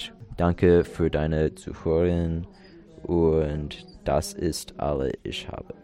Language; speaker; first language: German; non-native, learner; English